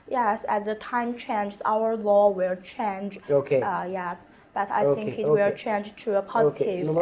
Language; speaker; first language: English; non-native, learner; Chinese